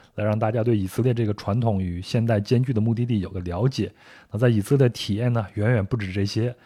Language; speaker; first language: Chinese; native; Chinese